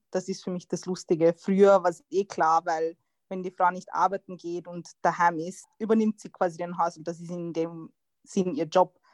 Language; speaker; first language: German; early bilingual, other home language; Croatian